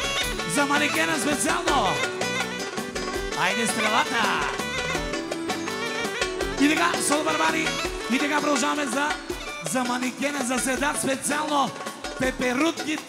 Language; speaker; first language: Bulgarian; non-native, local second language; Turkish